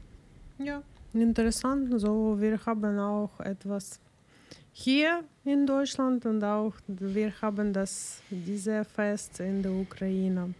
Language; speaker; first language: German; non-native, learner; Ukrainian